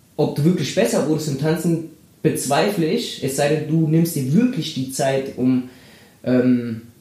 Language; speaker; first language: German; early bilingual, other home language; Spanish